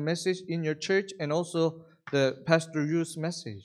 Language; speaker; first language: English; non-native, fluent; Korean